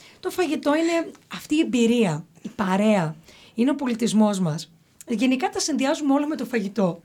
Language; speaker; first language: Greek; early bilingual, heritage; Greek